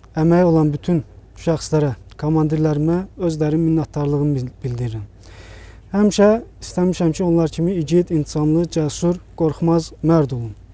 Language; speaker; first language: Azerbaijani; non-native, local second language; Avaric